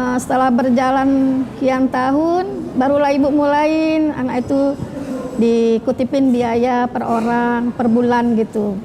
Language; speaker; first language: Indonesian; native; Indonesian